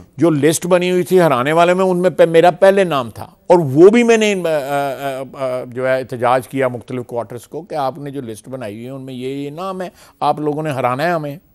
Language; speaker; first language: Urdu; non-native, local second language; Punjabi